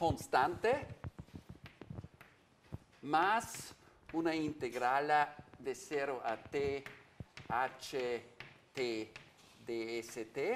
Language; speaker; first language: Spanish; non-native, fluent; German